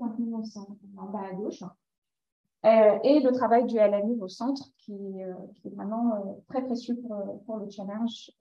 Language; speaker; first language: French; native; French